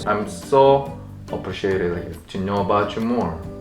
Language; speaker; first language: English; non-native, learner; Korean